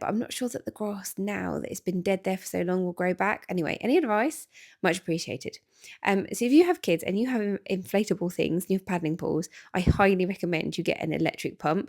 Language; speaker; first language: English; native; English